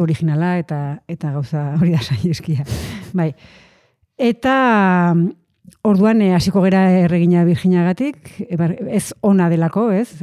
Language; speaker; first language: Basque; native; Basque